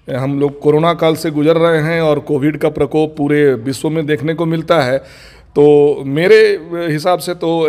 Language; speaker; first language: Hindi; non-native, local second language; Bangla